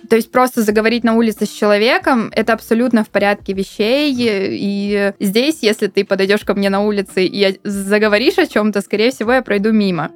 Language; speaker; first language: Russian; native; Russian